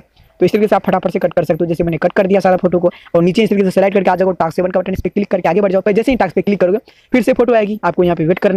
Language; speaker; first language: Hindi; native; Hindi